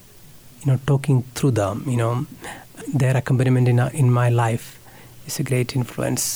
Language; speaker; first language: English; non-native, local second language; Malayalam